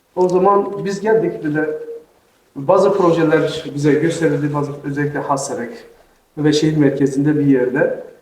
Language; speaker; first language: Turkish; native; Turkish